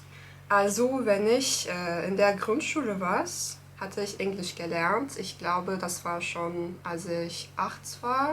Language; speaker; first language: German; non-native, fluent; Turkish